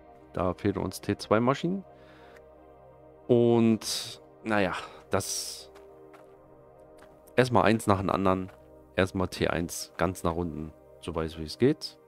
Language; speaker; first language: German; native; German